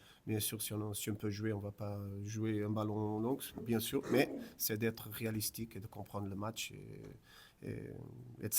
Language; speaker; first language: French; non-native, fluent; Portuguese